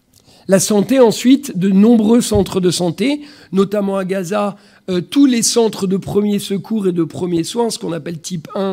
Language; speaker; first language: French; native; French